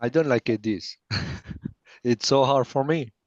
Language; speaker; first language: English; non-native, learner; Spanish